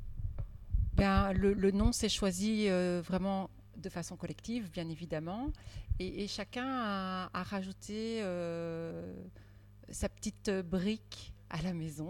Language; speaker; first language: French; native; French